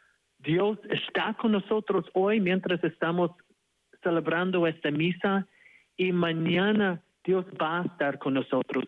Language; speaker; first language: Spanish; non-native, fluent; English